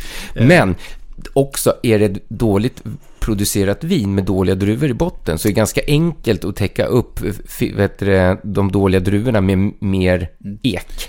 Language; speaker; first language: Swedish; native; Swedish